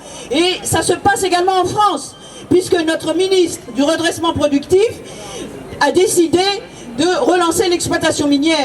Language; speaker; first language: French; native; French